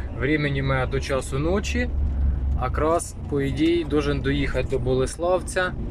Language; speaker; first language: Ukrainian; native; Ukrainian